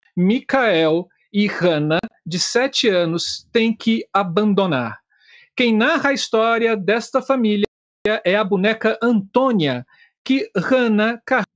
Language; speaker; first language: Portuguese; native; Portuguese